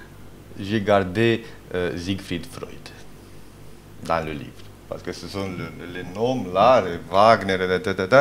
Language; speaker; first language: French; non-native, fluent; Romanian